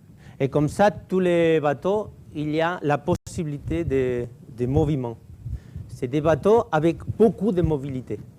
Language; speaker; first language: French; non-native, fluent; Catalan